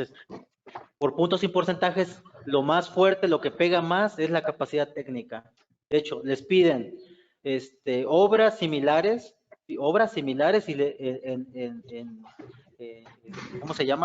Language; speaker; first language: Spanish; native; Spanish